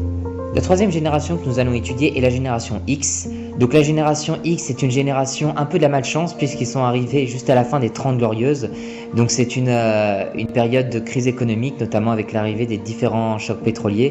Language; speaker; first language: French; native; French